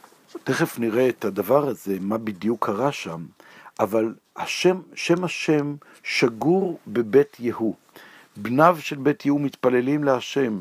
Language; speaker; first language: Hebrew; native; Hebrew